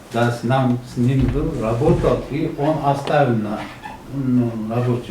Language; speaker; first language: Russian; non-native, learner; Uzbek